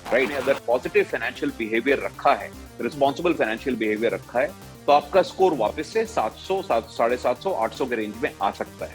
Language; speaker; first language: Hindi; native; Hindi